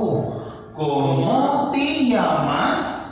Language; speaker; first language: Spanish; non-native, learner; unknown